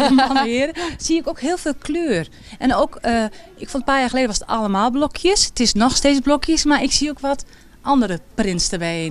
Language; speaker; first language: Dutch; native; Dutch